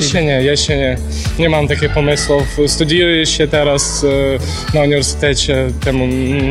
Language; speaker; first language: Polish; non-native, learner; Ukrainian